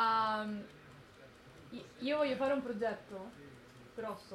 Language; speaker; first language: Spanish; non-native, learner; Italian